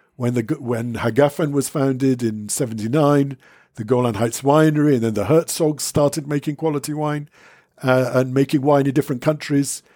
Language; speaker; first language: English; native; English